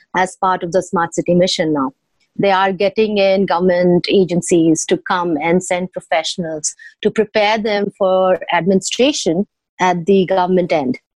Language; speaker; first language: English; non-native, local second language; Odia